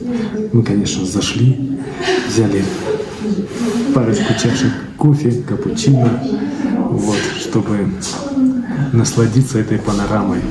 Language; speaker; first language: Russian; native; Russian